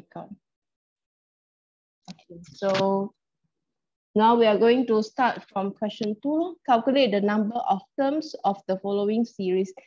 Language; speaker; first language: English; non-native, local second language; Chinese